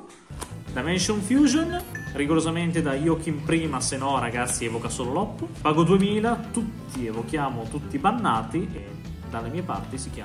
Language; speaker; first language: Italian; native; Italian